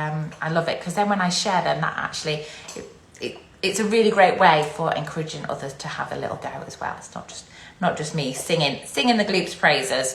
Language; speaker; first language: English; native; English